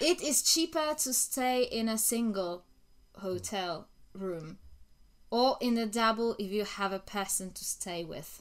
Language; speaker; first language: English; non-native, fluent; Polish